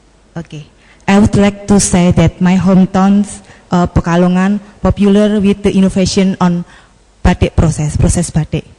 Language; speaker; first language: English; non-native, learner; Indonesian